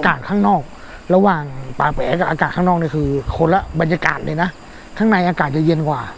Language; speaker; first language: Thai; native; Thai